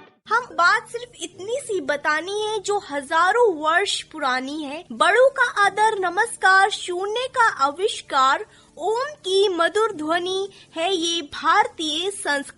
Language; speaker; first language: Hindi; native; Hindi